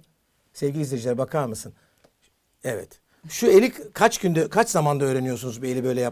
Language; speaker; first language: Turkish; native; Turkish